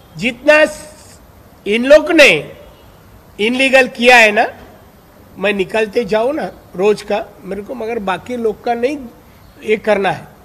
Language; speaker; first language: Hindi; non-native, local second language; Marathi